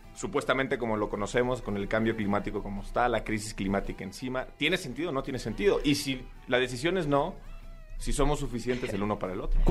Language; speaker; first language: Spanish; native; Spanish